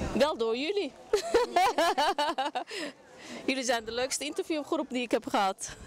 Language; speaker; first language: Dutch; early bilingual, other home language; Turkish